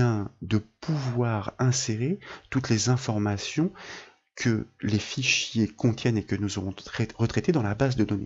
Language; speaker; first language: French; native; French